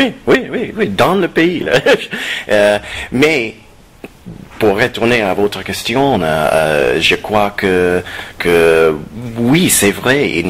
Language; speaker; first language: French; non-native, fluent; English